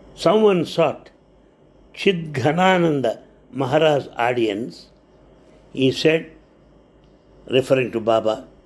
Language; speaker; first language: English; non-native, local second language; Telugu